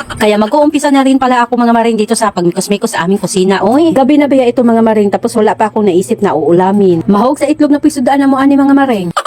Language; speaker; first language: Filipino; non-native, local second language; Cebuano